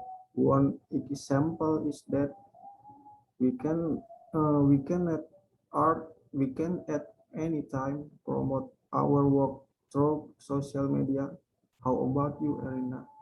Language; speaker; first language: English; non-native, learner; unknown